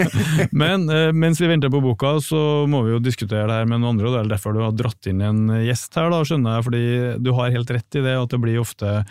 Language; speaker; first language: Norwegian; native; Norwegian